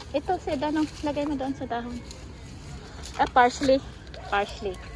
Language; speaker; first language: Filipino; native; Filipino